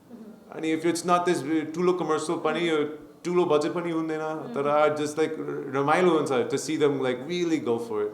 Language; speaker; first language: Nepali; non-native, learner; English